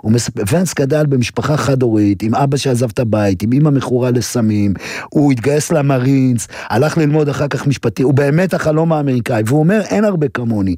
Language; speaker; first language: Hebrew; native; Hebrew